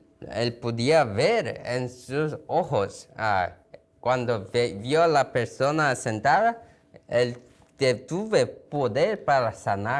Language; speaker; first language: Spanish; non-native, fluent; Korean